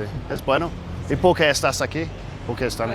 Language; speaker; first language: Spanish; non-native, learner; English